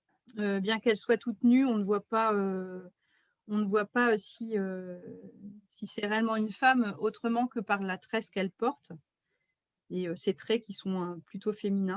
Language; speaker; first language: French; native; French